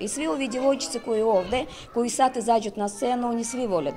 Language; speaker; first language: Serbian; non-native, fluent; Russian